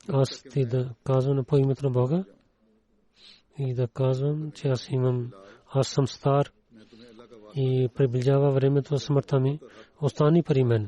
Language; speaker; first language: Bulgarian; non-native, learner; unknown